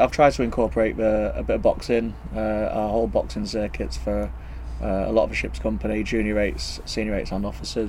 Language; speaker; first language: English; native; English